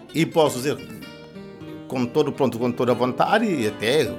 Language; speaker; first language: Portuguese; non-native, local second language; Kabuverdianu